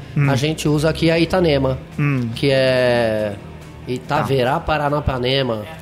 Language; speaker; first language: Portuguese; non-native, fluent; French